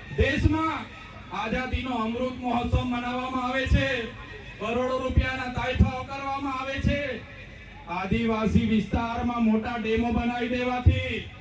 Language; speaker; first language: Gujarati; non-native, local second language; Vasavi